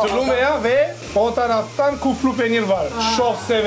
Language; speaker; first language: Turkish; non-native, learner; Italian